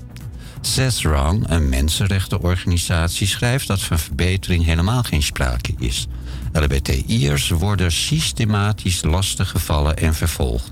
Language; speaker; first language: Dutch; native; Dutch